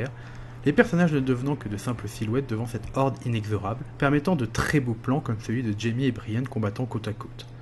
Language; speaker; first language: French; native; French